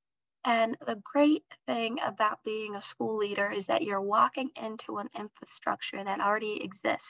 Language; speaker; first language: English; early bilingual, other home language; Somali